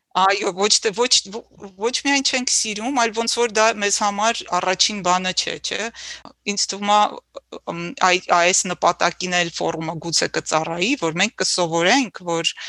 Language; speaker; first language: Armenian; native; Armenian